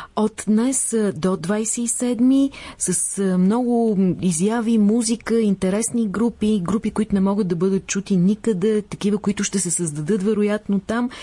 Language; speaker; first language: Bulgarian; native; Bulgarian